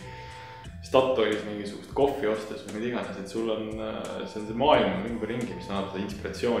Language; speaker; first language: Estonian; native; Estonian